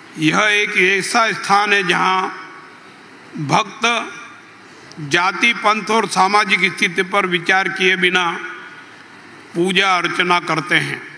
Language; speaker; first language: Hindi; native; Hindi